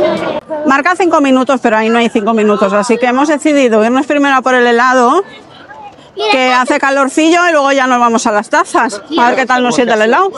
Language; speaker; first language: Spanish; native; Spanish